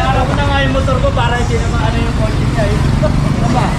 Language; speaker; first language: Filipino; native; Filipino